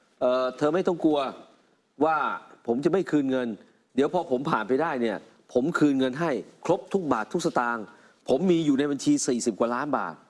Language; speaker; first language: Thai; native; Thai